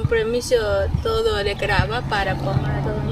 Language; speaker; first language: Spanish; non-native, learner; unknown